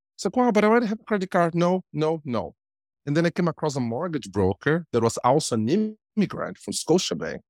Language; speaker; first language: English; non-native, fluent; Portuguese